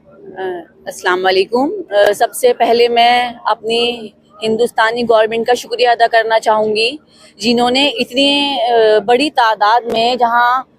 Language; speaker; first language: Hindi; native; Hindi